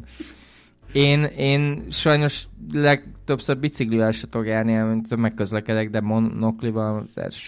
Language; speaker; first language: Hungarian; native; Hungarian